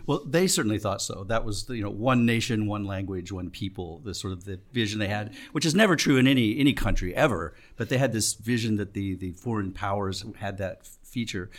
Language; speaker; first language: English; native; English